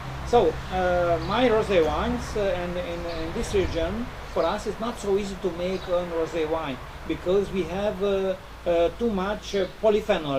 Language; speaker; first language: English; non-native, learner; Romanian